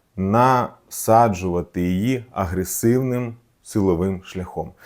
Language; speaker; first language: Ukrainian; non-native, local second language; Russian